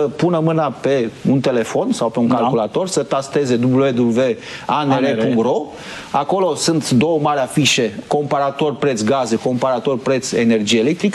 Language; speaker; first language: Romanian; native; Romanian